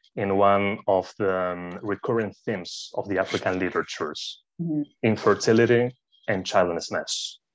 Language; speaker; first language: English; non-native, fluent; Spanish